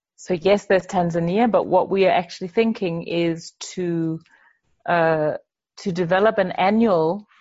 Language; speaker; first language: English; non-native, fluent; Danish